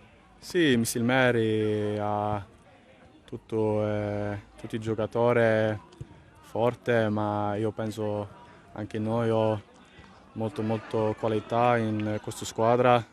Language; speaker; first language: Italian; non-native, learner; Swedish